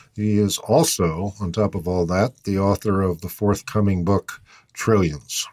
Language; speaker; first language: English; native; English